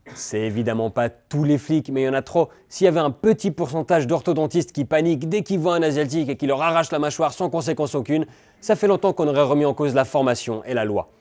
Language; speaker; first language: French; native; French